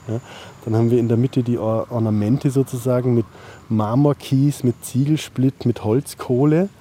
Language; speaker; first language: German; native; German